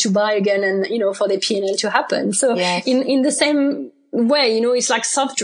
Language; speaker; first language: English; non-native, fluent; French